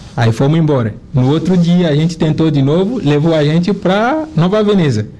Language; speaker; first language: Portuguese; non-native, fluent; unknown